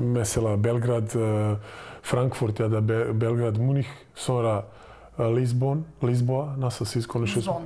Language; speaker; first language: Turkish; non-native, fluent; Serbian